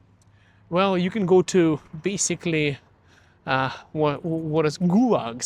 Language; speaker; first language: English; early bilingual, other home language; Russian